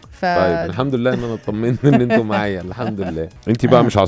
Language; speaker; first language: Arabic; native; Arabic